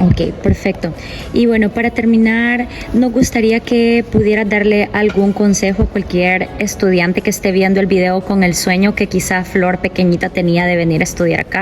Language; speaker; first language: Spanish; native; Spanish